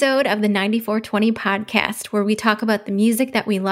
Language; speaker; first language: English; native; English